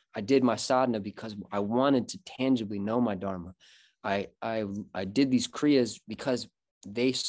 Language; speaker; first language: English; native; English